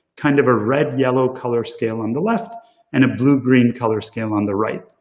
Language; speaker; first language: English; early bilingual, other home language; Tamil